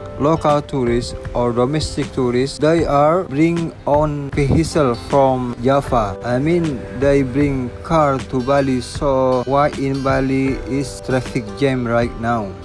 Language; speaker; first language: English; non-native, local second language; Indonesian